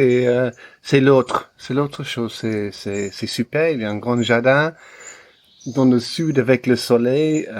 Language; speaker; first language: French; non-native, learner; English